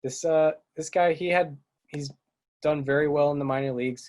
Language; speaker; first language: English; native; English